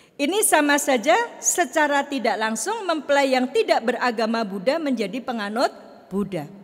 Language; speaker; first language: Indonesian; native; Indonesian